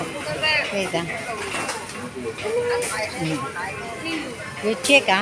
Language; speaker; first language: English; non-native, local second language; Filipino